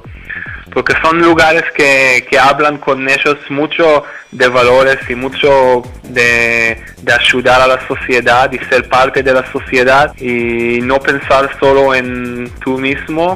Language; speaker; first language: Spanish; non-native, fluent; Hebrew